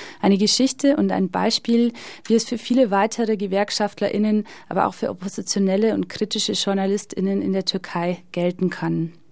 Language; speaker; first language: German; native; German